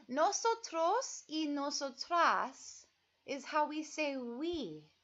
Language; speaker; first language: Spanish; non-native, fluent; English